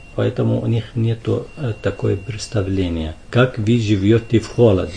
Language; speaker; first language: Russian; non-native, fluent; Arabic